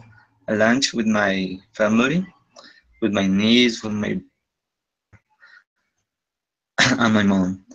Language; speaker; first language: English; non-native, learner; Spanish